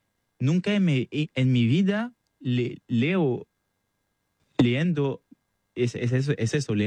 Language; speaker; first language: Spanish; non-native, learner; French